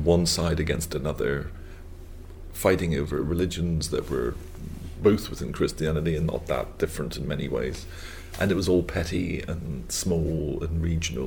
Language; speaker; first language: English; native; English